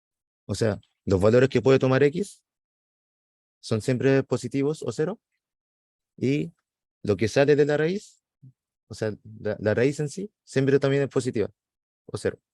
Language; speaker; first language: Spanish; native; Spanish